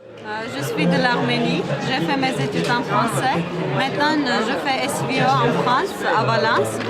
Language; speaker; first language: French; non-native, fluent; Armenian